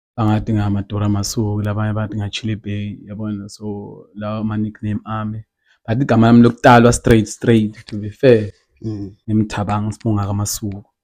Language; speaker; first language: Zulu; non-native, local second language; Swati